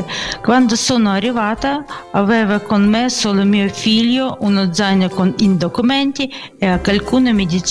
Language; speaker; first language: Italian; non-native, fluent; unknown